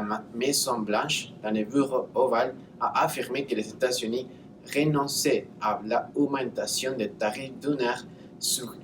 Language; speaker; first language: French; non-native, learner; English